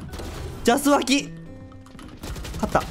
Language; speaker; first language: Japanese; native; Japanese